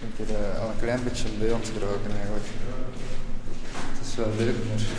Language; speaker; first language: Dutch; native; Dutch